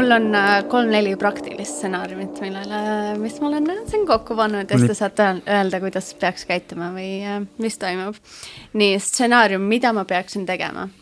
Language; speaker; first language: Estonian; native; Estonian